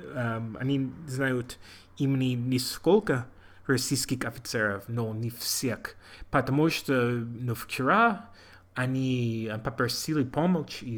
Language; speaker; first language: Russian; non-native, learner; English